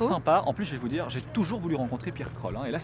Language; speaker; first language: French; native; French